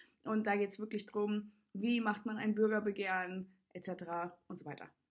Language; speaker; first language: German; native; German